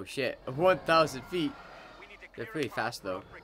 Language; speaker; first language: English; native; English